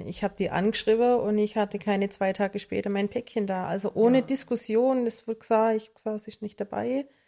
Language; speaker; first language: German; native; German